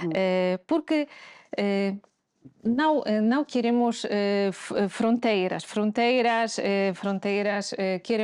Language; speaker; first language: Portuguese; non-native, fluent; Polish